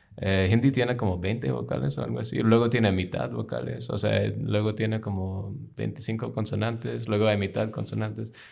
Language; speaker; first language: Spanish; non-native, fluent; English